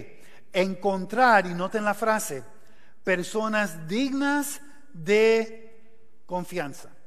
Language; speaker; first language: Spanish; non-native, fluent; English